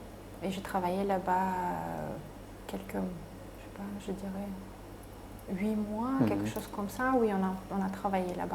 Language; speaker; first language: French; non-native, fluent; Russian